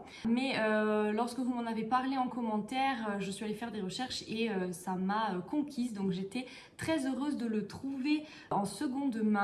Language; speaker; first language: French; native; French